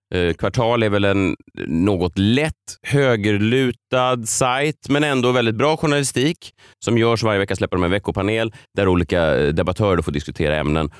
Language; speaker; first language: Swedish; native; Swedish